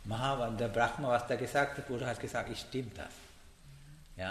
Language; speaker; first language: German; non-native, learner; Sinhala